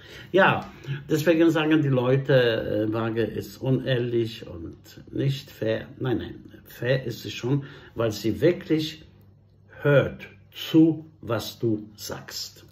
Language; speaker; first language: German; non-native, fluent; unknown